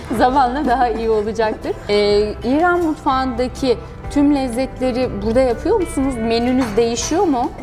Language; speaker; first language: Turkish; native; Turkish